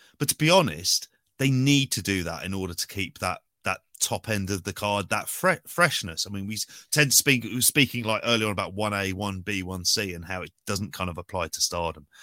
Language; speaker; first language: English; native; English